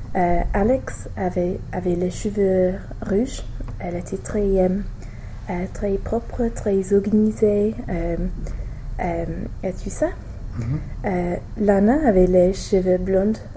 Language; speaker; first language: French; non-native, learner; English